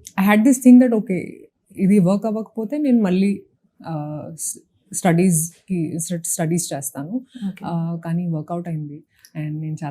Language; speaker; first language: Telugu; non-native, local second language; Hindi